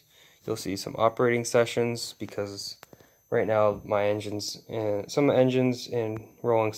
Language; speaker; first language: English; native; English